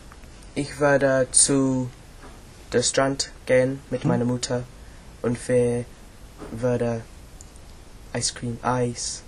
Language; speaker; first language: German; non-native, learner; English